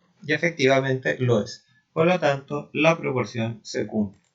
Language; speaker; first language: Spanish; native; Spanish